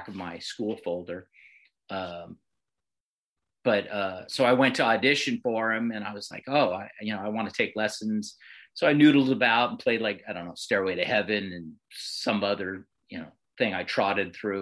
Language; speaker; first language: English; native; English